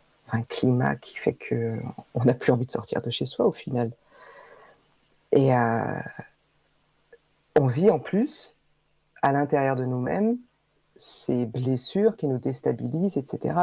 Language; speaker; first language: French; native; French